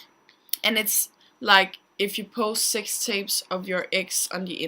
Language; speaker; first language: English; non-native, fluent; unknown